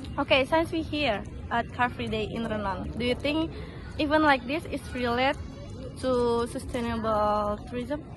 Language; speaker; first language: English; non-native, learner; Indonesian